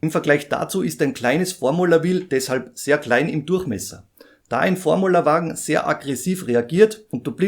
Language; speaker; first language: German; native; German